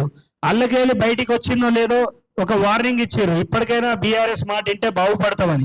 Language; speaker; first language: Telugu; native; Telugu